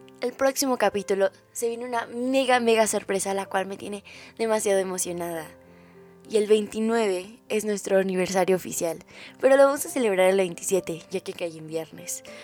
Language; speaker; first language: Spanish; native; Spanish